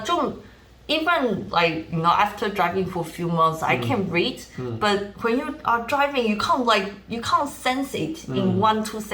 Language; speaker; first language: English; non-native, fluent; Chinese